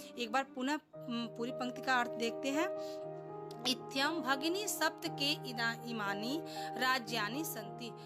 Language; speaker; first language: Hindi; non-native, local second language; Gujarati